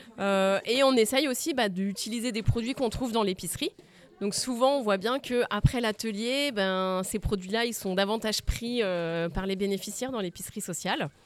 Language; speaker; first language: French; native; French